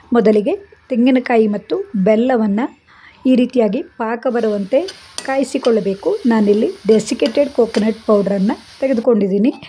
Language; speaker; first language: Kannada; non-native, local second language; Konkani